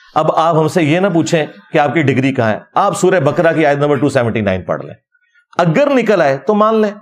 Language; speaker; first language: Urdu; native; Urdu